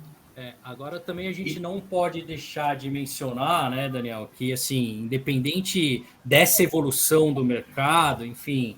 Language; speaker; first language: Portuguese; native; Portuguese